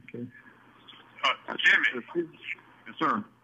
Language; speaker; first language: English; native; English